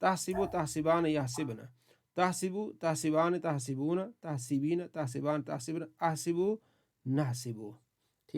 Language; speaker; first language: Arabic; non-native, fluent; Urdu